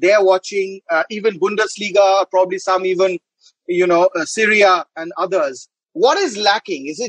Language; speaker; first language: English; non-native, local second language; Bangla